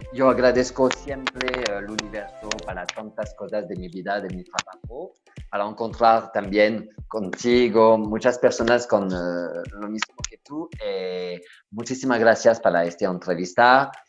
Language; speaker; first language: Spanish; non-native, learner; French